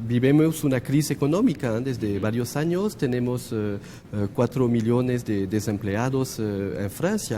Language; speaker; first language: Spanish; non-native, fluent; French